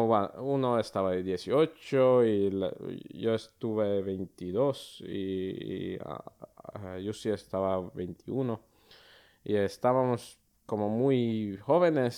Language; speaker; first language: Spanish; early bilingual, other home language; Finnish